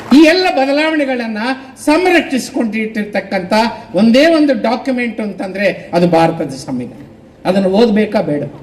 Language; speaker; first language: Kannada; non-native, local second language; Telugu